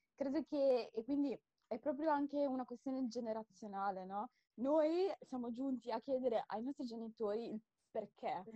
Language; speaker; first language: Italian; early bilingual, other home language; Tamil